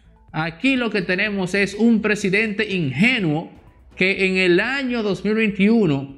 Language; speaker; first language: Spanish; native; Spanish